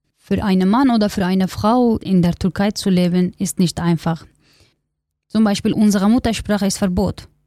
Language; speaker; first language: German; non-native, learner; Kurdish